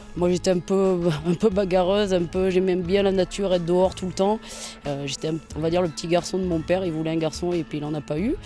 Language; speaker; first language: French; native; French